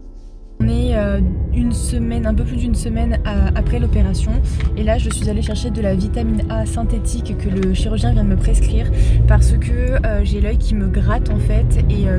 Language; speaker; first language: French; native; French